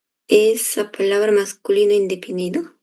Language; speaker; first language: Portuguese; non-native, learner; Spanish